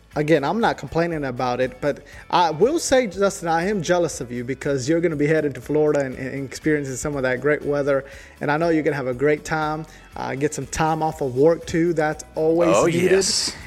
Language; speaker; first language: English; non-native, fluent; Spanish